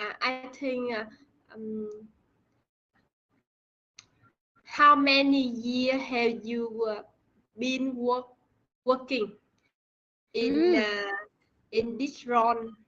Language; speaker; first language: English; non-native, learner; Vietnamese